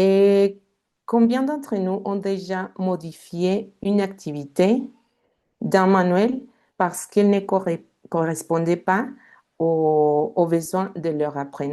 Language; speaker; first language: French; non-native, fluent; Spanish